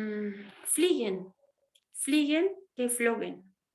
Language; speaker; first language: German; non-native, fluent; Spanish